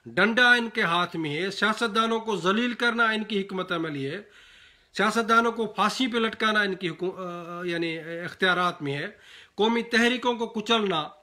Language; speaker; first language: Urdu; non-native, local second language; Sindhi